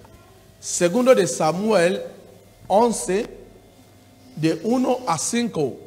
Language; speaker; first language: Spanish; non-native, learner; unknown